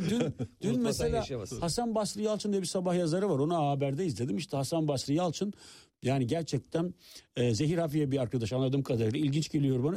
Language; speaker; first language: Turkish; native; Turkish